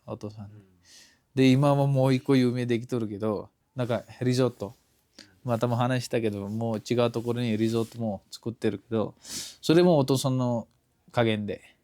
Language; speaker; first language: Japanese; non-native, fluent; Kashmiri